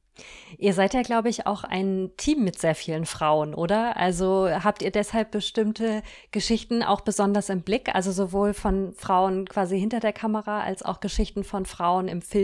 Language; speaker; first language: German; native; German